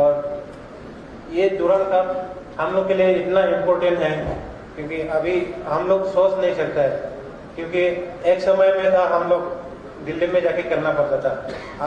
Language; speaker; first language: Hindi; non-native, local second language; Bodo